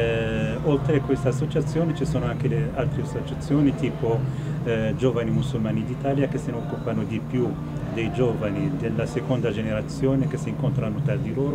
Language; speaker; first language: Italian; non-native, fluent; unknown